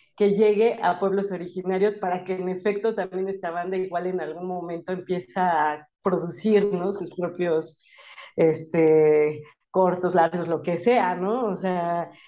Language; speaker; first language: Spanish; native; Spanish